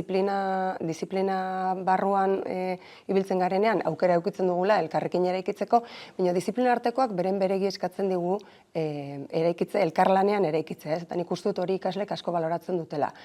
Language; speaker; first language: Basque; native; Basque